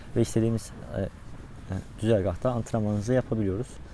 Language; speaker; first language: Turkish; native; Turkish